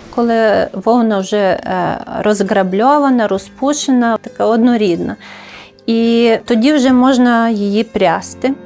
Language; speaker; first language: Ukrainian; native; Ukrainian